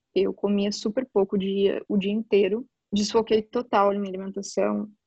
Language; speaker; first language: Portuguese; native; Portuguese